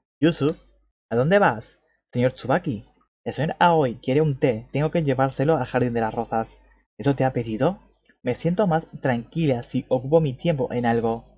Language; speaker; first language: Spanish; native; Spanish